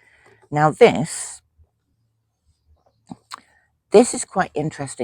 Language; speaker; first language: English; native; English